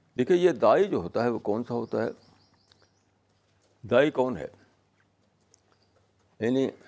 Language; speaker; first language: Urdu; native; Urdu